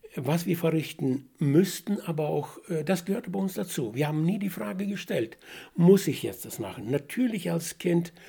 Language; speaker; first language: German; non-native, fluent; Russian